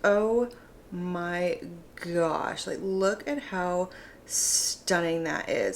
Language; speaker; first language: English; native; English